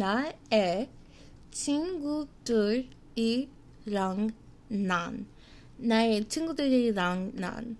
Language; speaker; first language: Korean; non-native, fluent; English